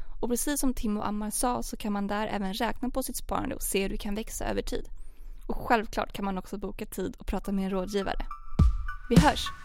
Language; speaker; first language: Swedish; native; Swedish